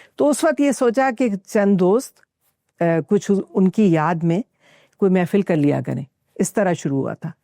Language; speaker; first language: Urdu; native; Urdu